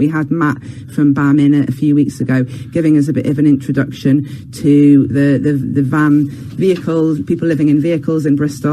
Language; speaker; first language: English; native; English